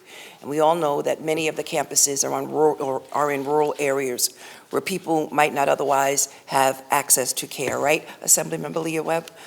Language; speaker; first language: English; native; English